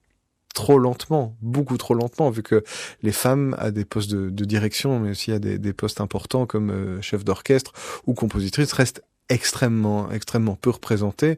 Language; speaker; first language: French; native; French